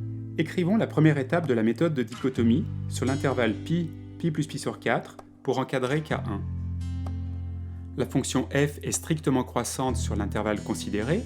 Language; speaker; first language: French; native; French